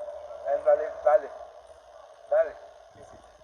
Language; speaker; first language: Spanish; native; Spanish